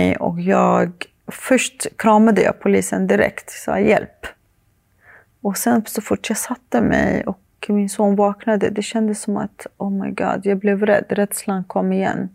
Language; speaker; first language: Swedish; early bilingual, other home language; Arabic